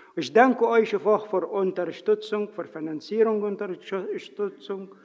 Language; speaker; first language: German; non-native, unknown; Arabic